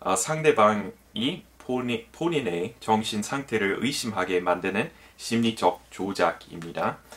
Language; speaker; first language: Korean; non-native, fluent; English